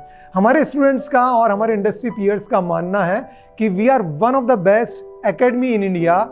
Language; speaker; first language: Hindi; native; Hindi